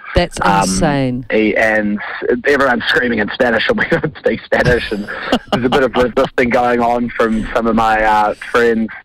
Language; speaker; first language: English; native; English